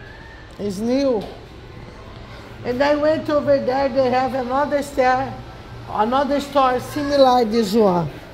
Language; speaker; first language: English; non-native, learner; Portuguese